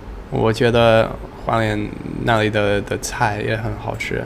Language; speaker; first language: Chinese; non-native, learner; English